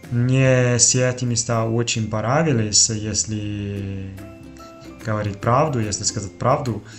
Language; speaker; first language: Russian; non-native, fluent; Italian